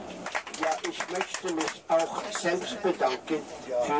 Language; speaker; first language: German; non-native, fluent; Norwegian